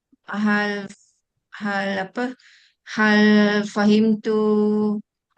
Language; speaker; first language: Arabic; non-native, learner; Malay